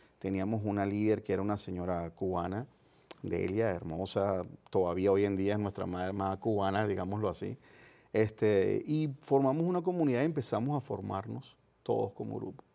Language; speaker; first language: Spanish; native; Spanish